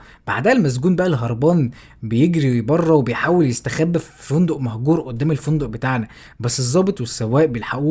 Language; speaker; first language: Arabic; native; Arabic